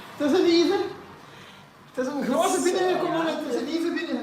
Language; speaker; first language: Dutch; native; Dutch